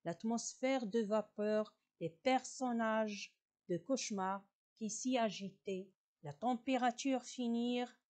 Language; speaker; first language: French; non-native, local second language; Arabic